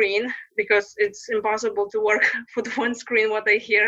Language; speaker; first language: English; non-native, fluent; Lithuanian